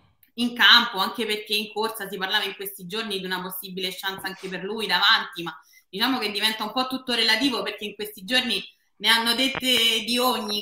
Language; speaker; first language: Italian; native; Italian